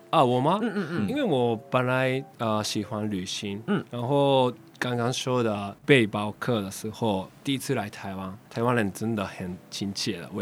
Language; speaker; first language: Chinese; non-native, fluent; Japanese